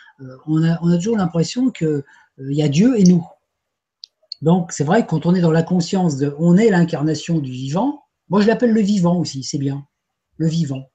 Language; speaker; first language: French; native; French